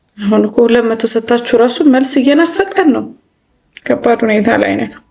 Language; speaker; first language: Amharic; native; Amharic